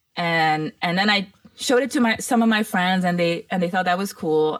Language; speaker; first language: English; early bilingual, other home language; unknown